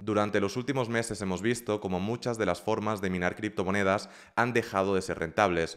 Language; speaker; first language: Spanish; native; Spanish